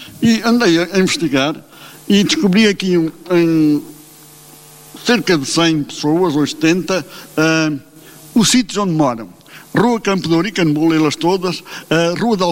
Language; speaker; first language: Portuguese; native; Portuguese